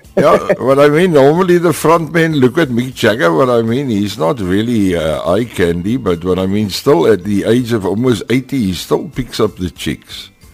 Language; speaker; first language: English; non-native, local second language; Afrikaans